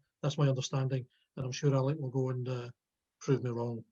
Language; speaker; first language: English; native; English